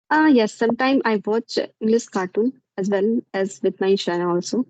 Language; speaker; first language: English; non-native, learner; Hindi